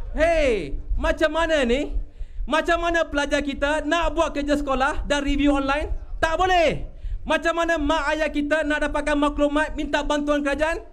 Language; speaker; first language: Malay; non-native, local second language; Tamil